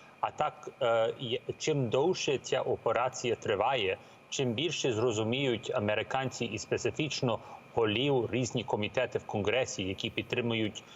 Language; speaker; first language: Ukrainian; early bilingual, heritage; Ukrainian